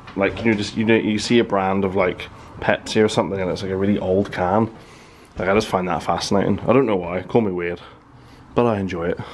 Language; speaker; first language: English; native; English